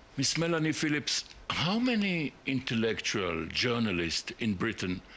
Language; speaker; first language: English; non-native, fluent; Hebrew